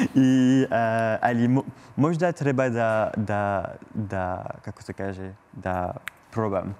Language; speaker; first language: Croatian; non-native, learner; French